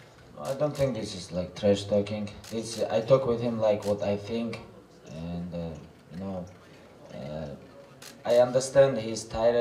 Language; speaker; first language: English; non-native, learner; Russian